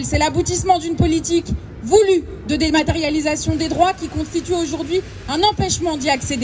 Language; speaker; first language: French; native; French